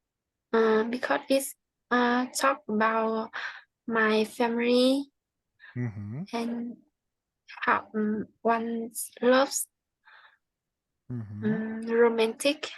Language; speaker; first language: English; non-native, learner; Vietnamese